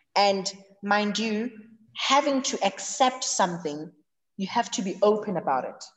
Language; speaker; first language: English; non-native, local second language; Zulu